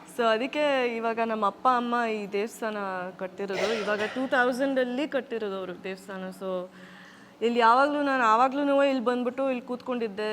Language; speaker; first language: Kannada; early bilingual, heritage; Kannada